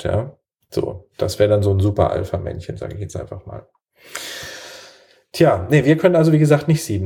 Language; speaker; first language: German; native; German